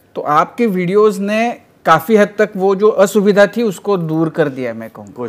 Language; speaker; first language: Hindi; non-native, local second language; Marathi